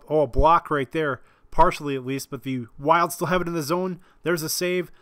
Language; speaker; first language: English; native; English